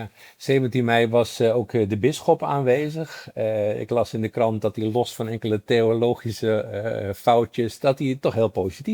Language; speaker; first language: Dutch; native; Dutch